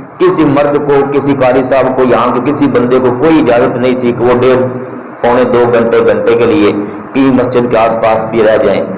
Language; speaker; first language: Urdu; non-native, local second language; Punjabi